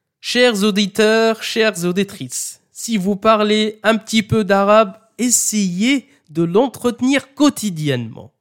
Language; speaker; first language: French; non-native, fluent; Arabic